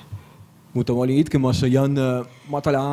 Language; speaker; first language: Finnish; non-native, learner; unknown